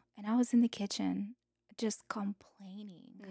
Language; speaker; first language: English; non-native, fluent; Russian